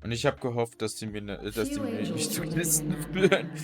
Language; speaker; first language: German; native; German